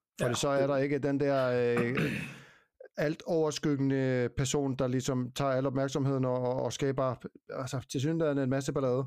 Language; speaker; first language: Danish; native; Danish